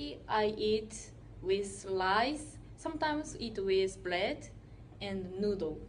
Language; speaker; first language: English; non-native, learner; Japanese